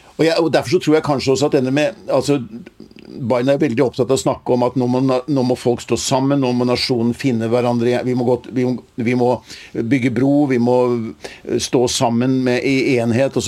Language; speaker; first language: Norwegian; native; Norwegian